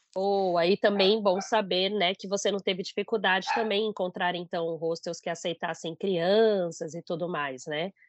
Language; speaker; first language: Portuguese; native; Portuguese